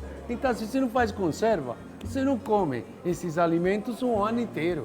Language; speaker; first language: Portuguese; non-native, fluent; Italian